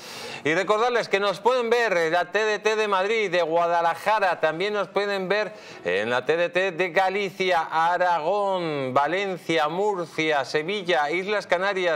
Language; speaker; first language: Spanish; native; Spanish